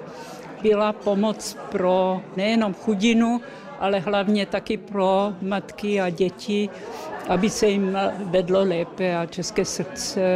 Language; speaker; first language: Czech; early bilingual, heritage; Czech